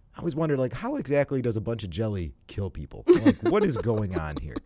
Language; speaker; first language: English; native; English